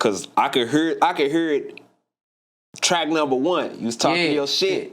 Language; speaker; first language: English; native; English